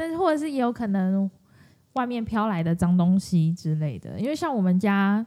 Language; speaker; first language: Chinese; native; Chinese